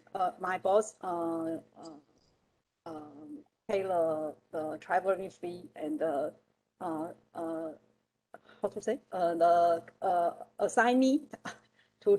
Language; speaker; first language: English; non-native, learner; Chinese